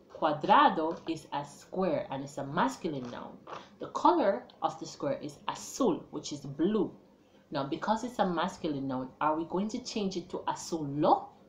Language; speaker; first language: English; native; English